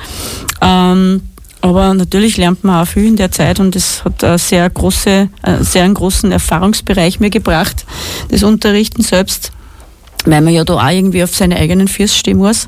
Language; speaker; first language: German; native; German